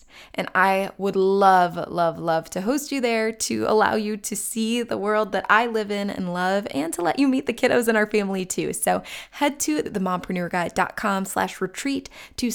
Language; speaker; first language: English; native; English